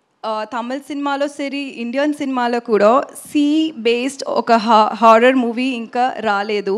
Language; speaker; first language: Telugu; non-native, learner; Tamil